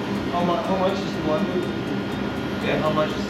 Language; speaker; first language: English; non-native, learner; Serbian